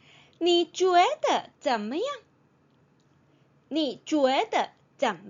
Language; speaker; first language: Chinese; non-native, fluent; Korean